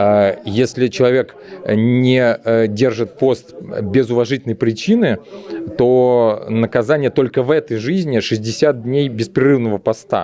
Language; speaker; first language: Russian; native; Russian